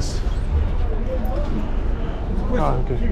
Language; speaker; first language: Spanish; non-native, learner; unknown